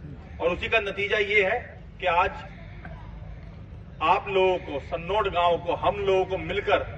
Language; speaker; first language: Hindi; native; Hindi